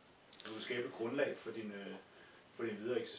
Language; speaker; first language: Danish; native; Danish